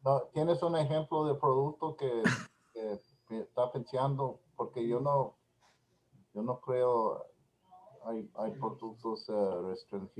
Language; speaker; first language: Spanish; non-native, learner; English